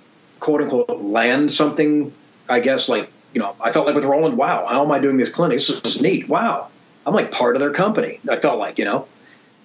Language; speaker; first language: English; native; English